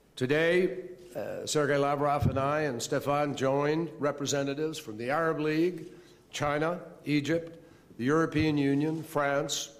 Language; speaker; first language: English; native; English